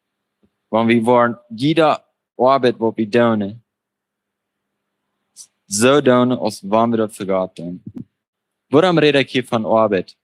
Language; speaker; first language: German; non-native, local second language; Plautdietsch